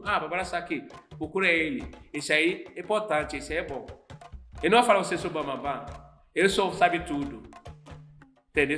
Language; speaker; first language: Portuguese; non-native, learner; Yoruba